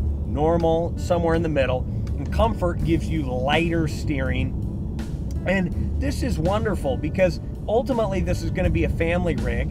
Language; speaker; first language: English; native; English